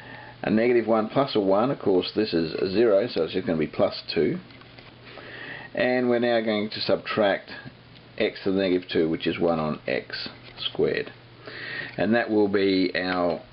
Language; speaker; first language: English; native; English